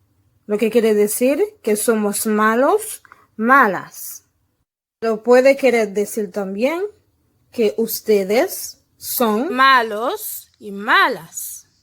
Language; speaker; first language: Spanish; non-native, fluent; Haitian Creole